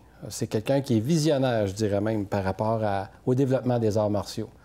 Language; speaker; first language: French; native; French